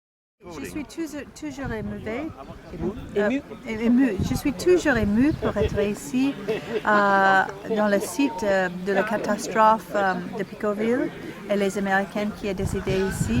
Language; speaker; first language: French; non-native, learner; English